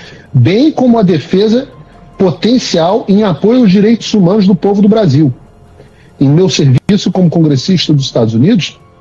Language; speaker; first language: Portuguese; native; Portuguese